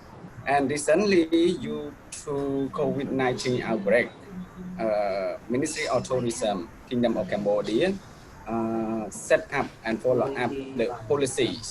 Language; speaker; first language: English; non-native, learner; Khmer